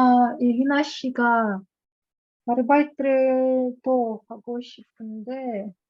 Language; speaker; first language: Korean; non-native, learner; Russian